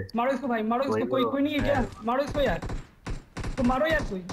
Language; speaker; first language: Hindi; native; Hindi